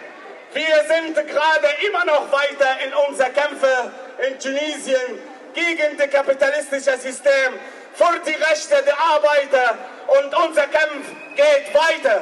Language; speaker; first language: German; non-native, learner; Arabic